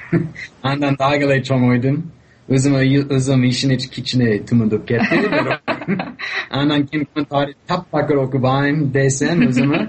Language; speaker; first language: Kyrgyz; non-native, fluent; English